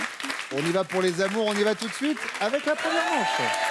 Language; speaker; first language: French; native; French